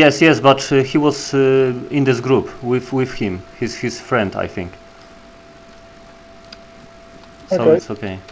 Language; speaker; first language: English; non-native, learner; Polish